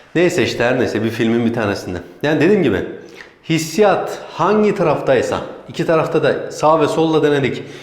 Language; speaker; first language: Turkish; native; Turkish